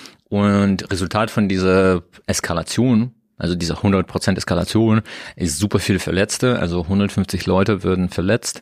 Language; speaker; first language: German; non-native, learner; Russian